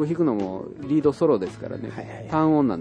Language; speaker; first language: Japanese; native; Japanese